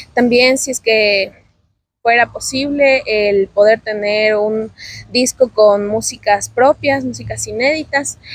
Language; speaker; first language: Spanish; native; Spanish